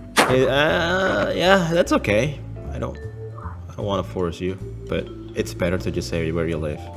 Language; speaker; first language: English; non-native, fluent; Indonesian